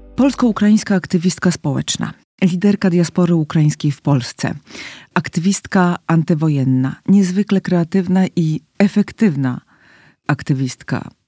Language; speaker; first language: Polish; native; Polish